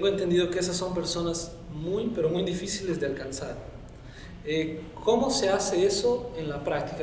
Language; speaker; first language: Spanish; non-native, fluent; Portuguese